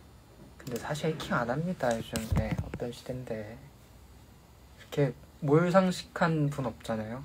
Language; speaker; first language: Korean; native; Korean